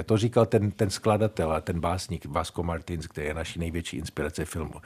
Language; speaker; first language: Czech; early bilingual, heritage; Czech